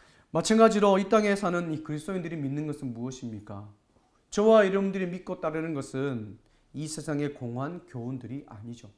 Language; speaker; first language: Korean; native; Korean